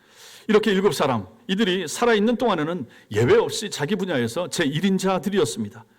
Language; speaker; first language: Korean; native; Korean